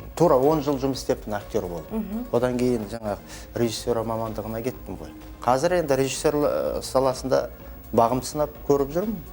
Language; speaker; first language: Kazakh; native; Kazakh